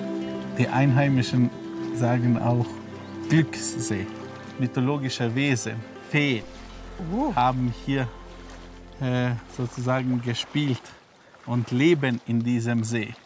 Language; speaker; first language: German; non-native, fluent; Serbian